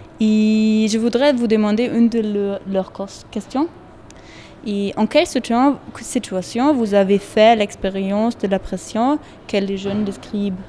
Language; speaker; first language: French; non-native, learner; German